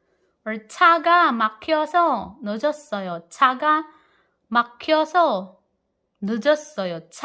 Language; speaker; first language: Korean; non-native, fluent; Filipino